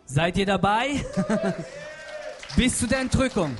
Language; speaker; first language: German; non-native, fluent; Russian